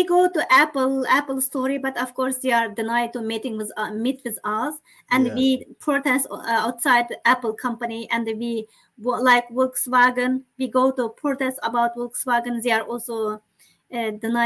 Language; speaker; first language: English; non-native, learner; Chinese